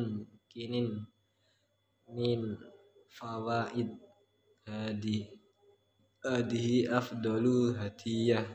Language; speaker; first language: Arabic; non-native, learner; Indonesian